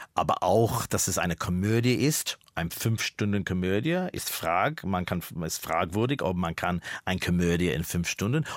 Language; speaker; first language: German; non-native, fluent; English